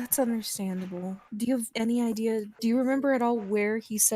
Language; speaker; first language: English; native; English